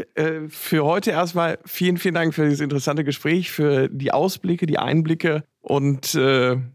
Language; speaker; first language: German; native; German